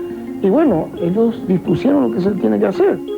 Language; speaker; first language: Spanish; native; Spanish